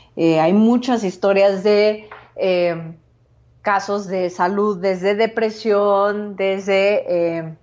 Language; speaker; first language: Spanish; native; Spanish